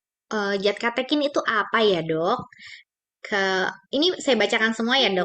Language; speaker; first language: Indonesian; native; Indonesian